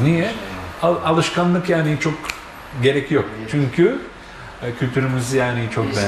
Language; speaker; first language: Turkish; non-native, fluent; Bosnian